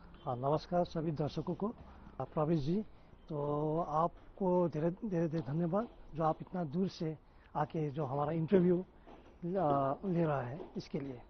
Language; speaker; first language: Hindi; non-native, local second language; Nepali